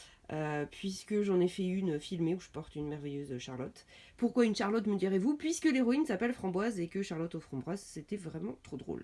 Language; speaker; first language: French; native; French